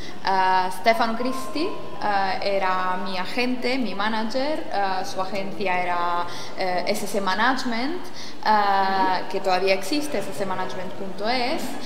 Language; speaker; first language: Spanish; non-native, fluent; Italian